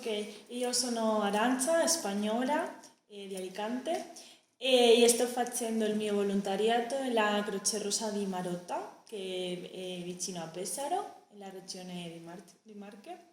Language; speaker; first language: Italian; non-native, learner; Spanish